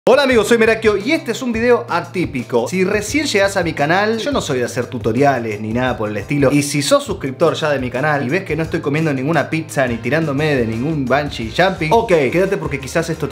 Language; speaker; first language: Spanish; native; Spanish